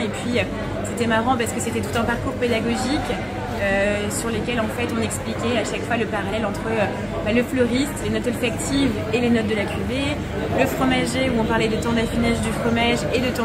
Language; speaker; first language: French; native; French